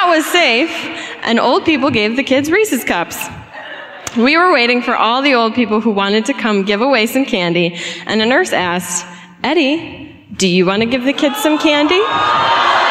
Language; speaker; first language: English; native; English